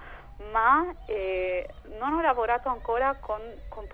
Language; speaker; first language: Italian; non-native, fluent; Spanish